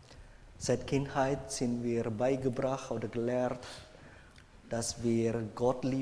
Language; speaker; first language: German; non-native, fluent; Indonesian